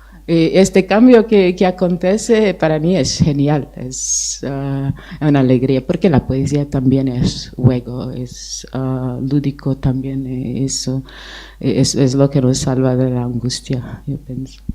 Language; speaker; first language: Spanish; non-native, fluent; Portuguese